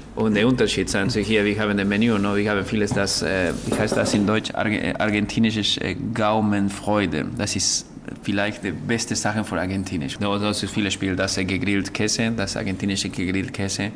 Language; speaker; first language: German; non-native, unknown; Spanish